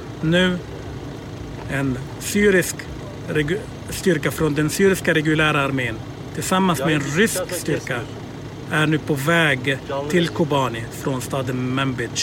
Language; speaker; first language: Swedish; non-native, fluent; Arabic